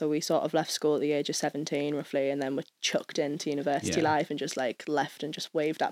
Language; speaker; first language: English; native; English